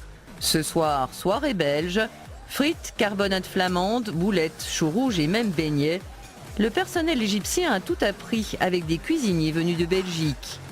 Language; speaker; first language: French; native; French